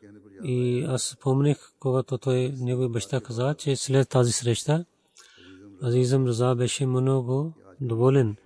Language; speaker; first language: Bulgarian; non-native, learner; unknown